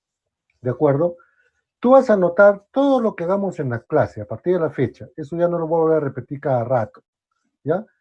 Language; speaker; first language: Spanish; native; Spanish